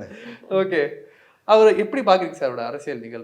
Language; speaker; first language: Tamil; native; Tamil